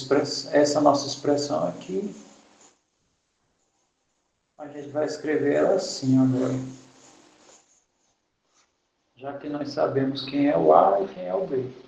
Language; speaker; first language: Portuguese; native; Portuguese